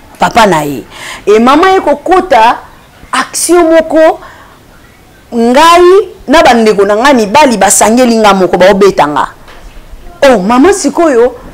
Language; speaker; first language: Lingala; native; Lingala